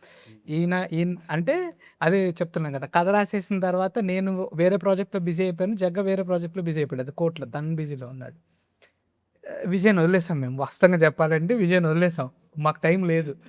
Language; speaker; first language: Telugu; native; Telugu